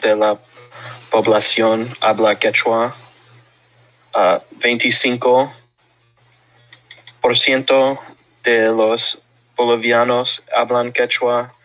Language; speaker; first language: Spanish; non-native, learner; English